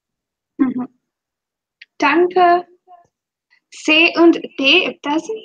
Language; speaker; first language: German; non-native, fluent; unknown